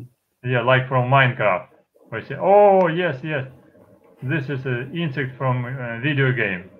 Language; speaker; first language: English; non-native, fluent; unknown